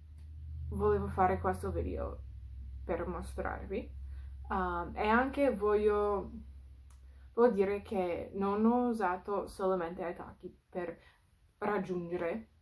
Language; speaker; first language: Italian; non-native, fluent; English